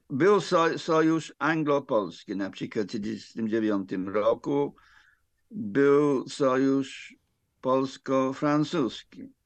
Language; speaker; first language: Polish; non-native, fluent; English